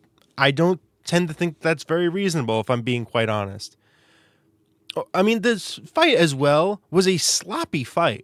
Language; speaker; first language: English; native; English